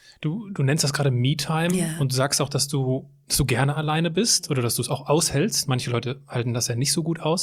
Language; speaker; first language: German; native; German